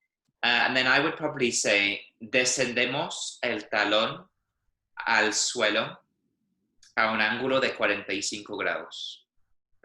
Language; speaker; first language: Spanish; non-native, fluent; English